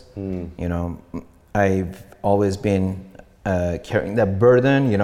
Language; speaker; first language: English; non-native, fluent; Persian